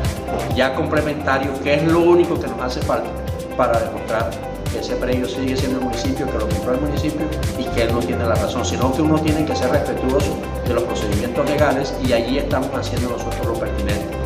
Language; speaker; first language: Spanish; native; Spanish